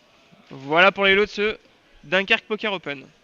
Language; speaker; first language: French; native; French